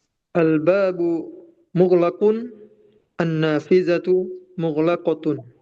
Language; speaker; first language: Arabic; non-native, learner; Indonesian